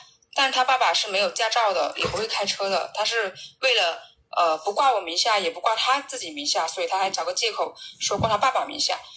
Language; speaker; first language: Chinese; native; Chinese